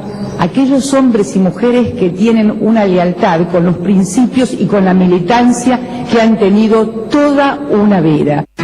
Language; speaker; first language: Spanish; non-native, fluent; Portuguese